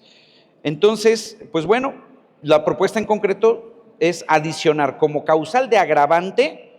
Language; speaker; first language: Spanish; native; Spanish